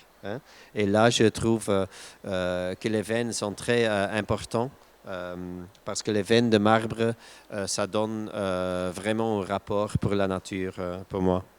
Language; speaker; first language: French; non-native, local second language; Dutch